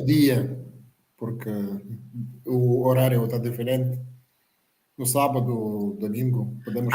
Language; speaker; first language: Portuguese; non-native, learner; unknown